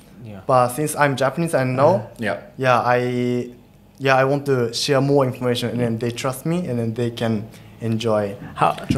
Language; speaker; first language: English; non-native, fluent; Japanese